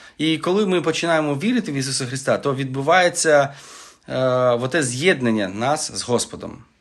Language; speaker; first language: Ukrainian; non-native, local second language; Russian